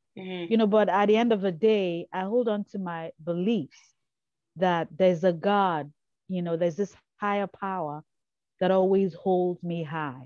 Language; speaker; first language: English; non-native, local second language; Igbo